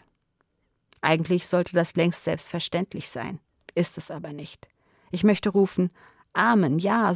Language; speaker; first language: German; native; German